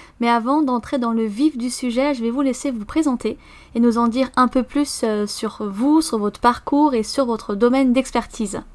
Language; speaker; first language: French; native; French